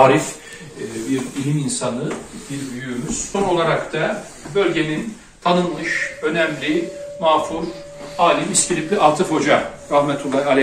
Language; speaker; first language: Turkish; native; Turkish